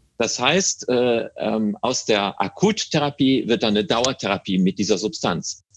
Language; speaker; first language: German; native; German